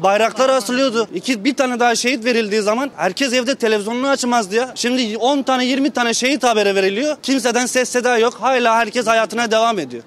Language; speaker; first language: Turkish; native; Turkish